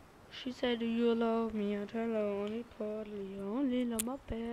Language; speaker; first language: English; non-native, learner; German